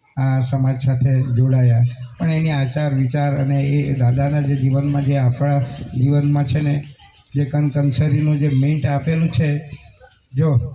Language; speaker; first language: Gujarati; non-native, local second language; Kukna